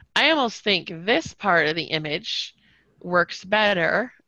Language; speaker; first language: English; native; English